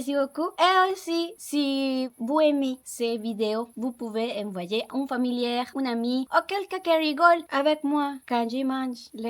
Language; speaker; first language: French; non-native, learner; Spanish